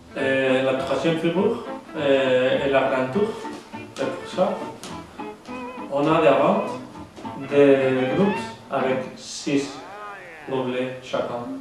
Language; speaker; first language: French; non-native, learner; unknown